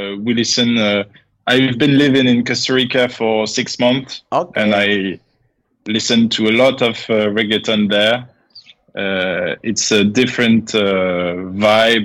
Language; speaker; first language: English; non-native, fluent; French